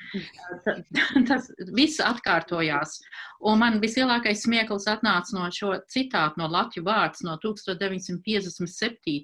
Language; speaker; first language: Latvian; early bilingual, heritage; Latvian